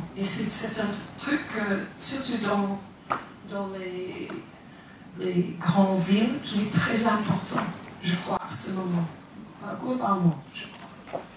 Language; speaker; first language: French; non-native, fluent; English